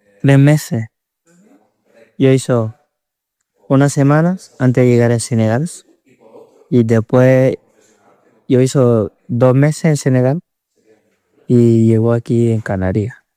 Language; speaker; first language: Spanish; non-native, learner; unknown